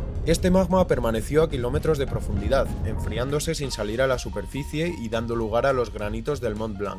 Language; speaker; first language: Spanish; native; Spanish